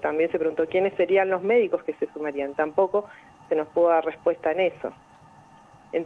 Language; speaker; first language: Spanish; native; Spanish